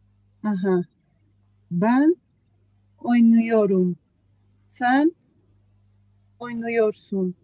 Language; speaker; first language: Turkish; non-native, learner; Spanish